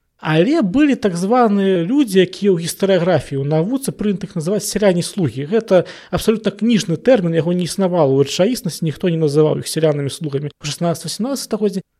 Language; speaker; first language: Belarusian; non-native, local second language; Russian